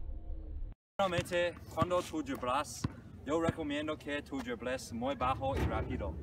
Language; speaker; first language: Spanish; non-native, learner; English